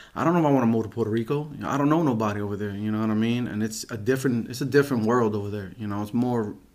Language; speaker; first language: English; native; English